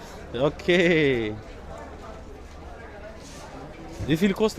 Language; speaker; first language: German; non-native, learner; Amharic